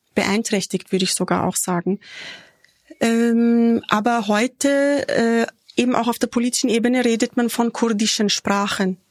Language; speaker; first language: German; early bilingual, other home language; Turkish